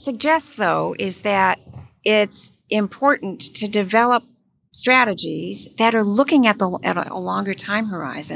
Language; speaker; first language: English; native; English